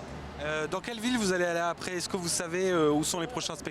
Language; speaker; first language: French; native; French